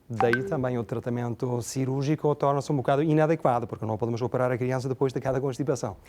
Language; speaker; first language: Portuguese; non-native, fluent; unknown